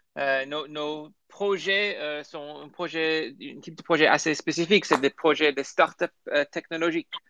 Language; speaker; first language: French; non-native, fluent; English